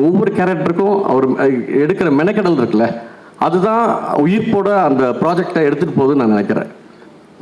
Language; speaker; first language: Tamil; native; Tamil